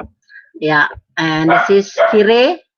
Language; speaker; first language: English; non-native, fluent; Indonesian